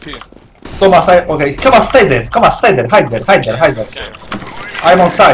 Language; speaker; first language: English; non-native, learner; Polish